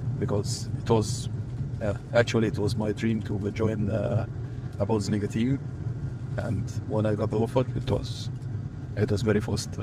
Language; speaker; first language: English; non-native, fluent; Arabic